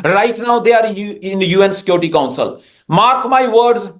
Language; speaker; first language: English; non-native, local second language; Punjabi